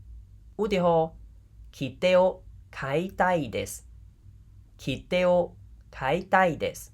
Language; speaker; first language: Japanese; non-native, fluent; Khmer